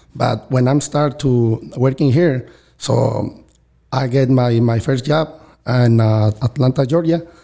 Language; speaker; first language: English; non-native, learner; Spanish